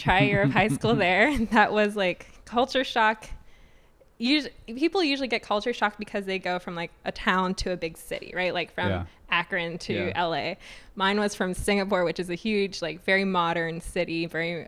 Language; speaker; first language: English; native; English